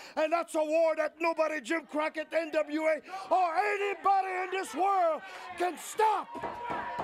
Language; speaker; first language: English; native; English